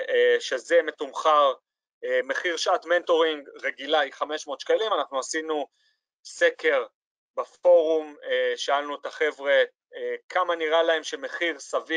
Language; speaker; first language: Hebrew; native; Hebrew